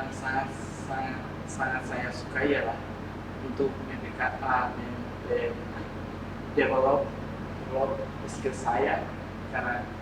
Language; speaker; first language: Indonesian; non-native, fluent; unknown